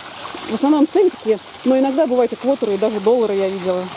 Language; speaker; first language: Russian; native; Russian